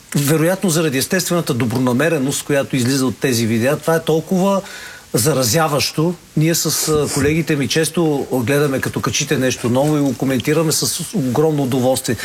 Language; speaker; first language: Bulgarian; native; Bulgarian